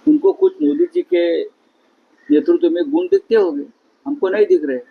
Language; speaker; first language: Hindi; non-native, local second language; Marathi